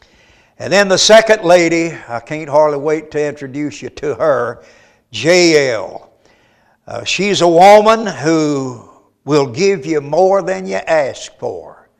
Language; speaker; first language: English; native; English